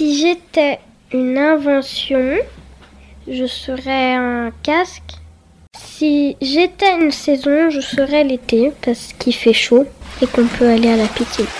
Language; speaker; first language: French; native; French